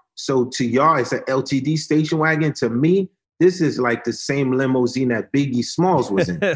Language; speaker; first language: English; early bilingual, other home language; Haitian Creole